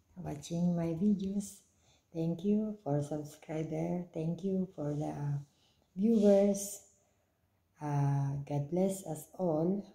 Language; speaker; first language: English; non-native, local second language; Filipino